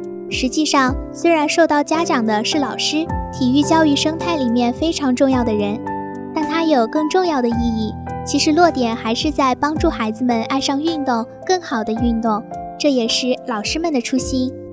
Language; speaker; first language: Chinese; native; Chinese